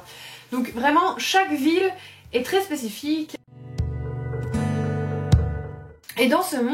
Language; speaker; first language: French; native; French